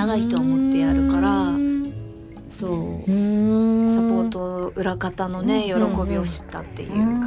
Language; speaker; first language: Japanese; native; Japanese